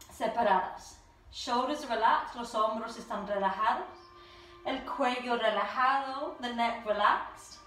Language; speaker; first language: Spanish; non-native, fluent; English